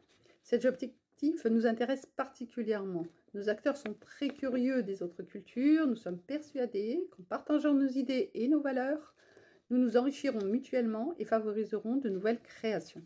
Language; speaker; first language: French; native; French